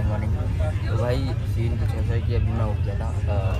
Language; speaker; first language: Hindi; native; Hindi